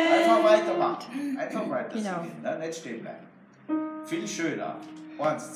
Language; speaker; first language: German; native; German